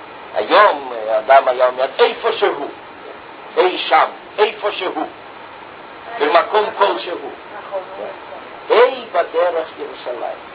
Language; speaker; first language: Hebrew; non-native, fluent; Russian